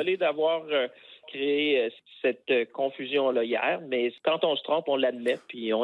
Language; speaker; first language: French; native; French